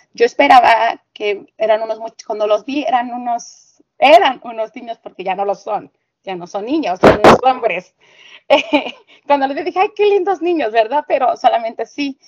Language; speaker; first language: Spanish; native; Spanish